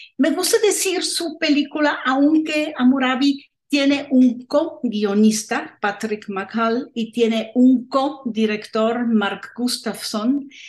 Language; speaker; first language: Spanish; non-native, fluent; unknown